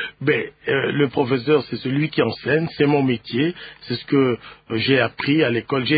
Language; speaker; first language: French; non-native, local second language; Lingala